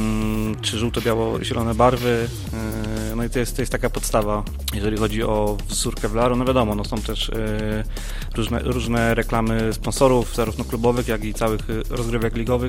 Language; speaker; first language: Polish; native; Polish